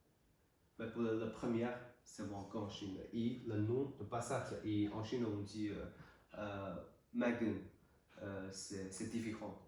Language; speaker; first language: French; non-native, learner; Chinese